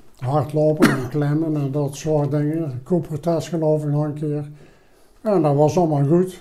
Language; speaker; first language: Dutch; native; Dutch